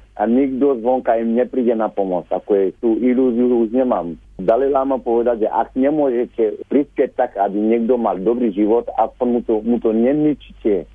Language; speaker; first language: Slovak; non-native, fluent; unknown